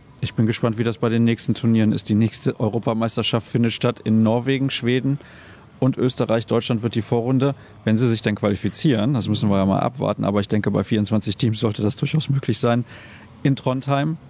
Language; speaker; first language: German; native; German